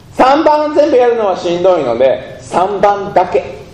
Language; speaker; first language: Japanese; native; Japanese